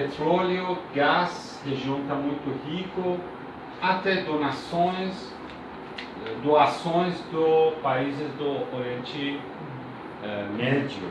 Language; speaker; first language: Portuguese; non-native, learner; Persian